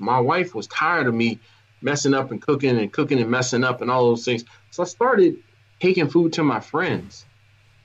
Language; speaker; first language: English; native; English